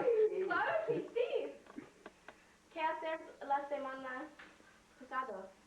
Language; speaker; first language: Spanish; non-native, learner; English